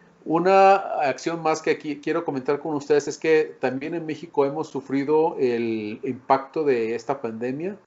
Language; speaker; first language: Spanish; native; Spanish